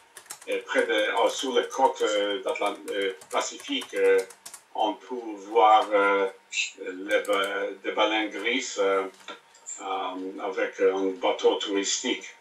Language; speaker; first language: French; non-native, learner; English